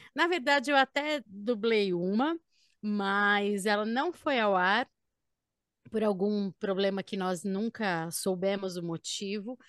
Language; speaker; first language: Portuguese; native; Portuguese